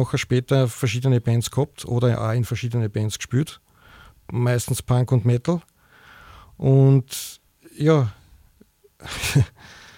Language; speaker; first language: German; native; German